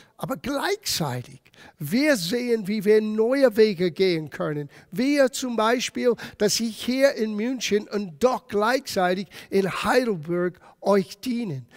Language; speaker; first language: German; non-native, fluent; English